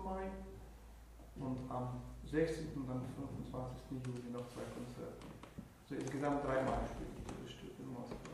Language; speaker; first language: German; non-native, fluent; Russian